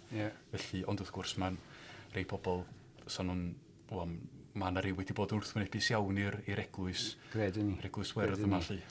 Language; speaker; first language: Welsh; native; Welsh